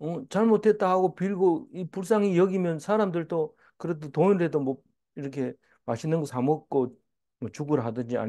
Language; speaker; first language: Korean; native; Korean